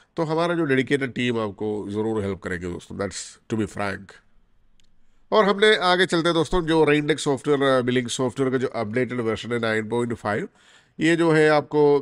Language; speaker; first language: Hindi; non-native, local second language; Malayalam